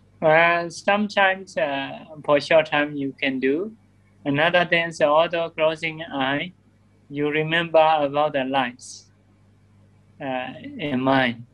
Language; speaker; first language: English; non-native, learner; Burmese